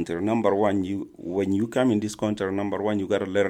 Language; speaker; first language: English; non-native, learner; Arabic